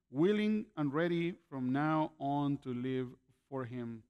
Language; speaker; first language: English; non-native, fluent; Spanish